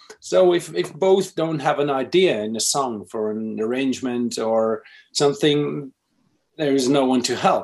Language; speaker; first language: English; non-native, fluent; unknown